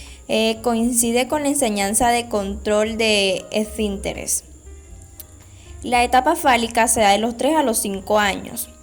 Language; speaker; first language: Spanish; native; Spanish